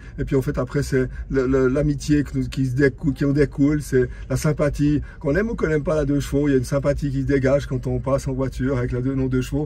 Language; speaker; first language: French; native; French